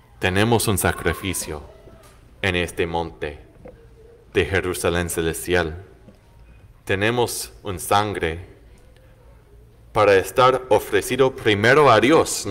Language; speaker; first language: Spanish; non-native, fluent; English